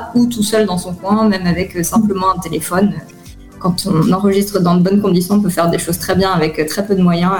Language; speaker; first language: French; native; French